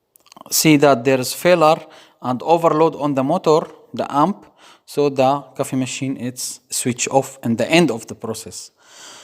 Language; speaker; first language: English; non-native, fluent; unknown